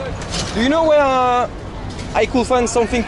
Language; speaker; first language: English; non-native, learner; French